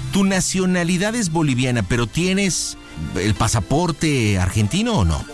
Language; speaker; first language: Spanish; native; Spanish